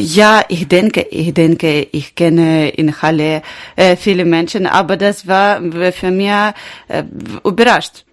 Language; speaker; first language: German; non-native, learner; Ukrainian